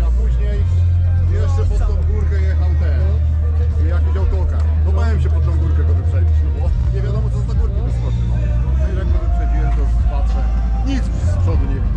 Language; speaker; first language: Polish; native; Polish